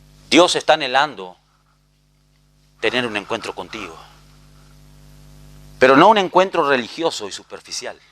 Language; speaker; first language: Spanish; native; Spanish